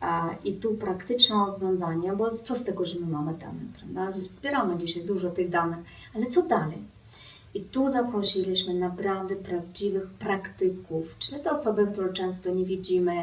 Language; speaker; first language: Polish; non-native, fluent; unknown